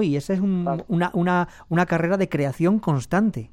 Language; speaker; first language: Spanish; native; Spanish